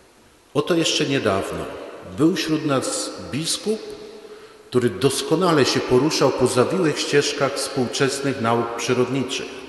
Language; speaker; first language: Polish; native; Polish